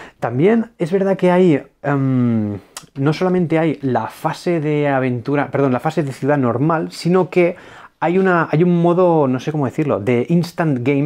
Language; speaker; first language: Spanish; native; Spanish